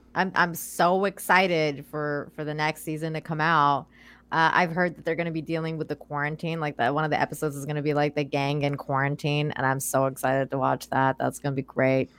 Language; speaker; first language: English; early bilingual, other home language; Persian